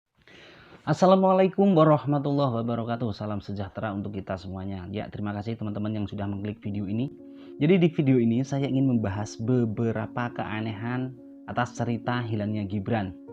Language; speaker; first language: Indonesian; native; Indonesian